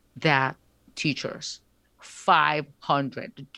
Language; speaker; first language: English; non-native, learner; Korean